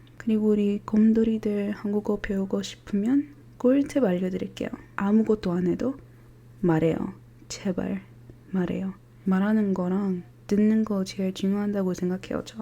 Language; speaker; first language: Korean; non-native, fluent; English